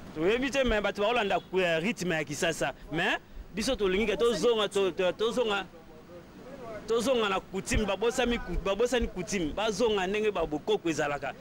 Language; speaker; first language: Lingala; non-native, local second language; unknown